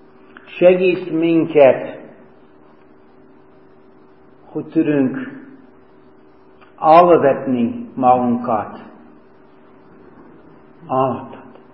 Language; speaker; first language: Hungarian; non-native, fluent; English